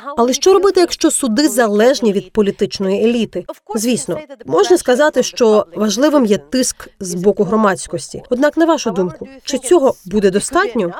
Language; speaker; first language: Ukrainian; native; Ukrainian